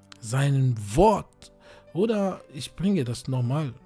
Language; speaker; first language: German; non-native, fluent; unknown